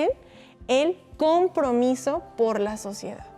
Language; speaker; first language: Spanish; native; Spanish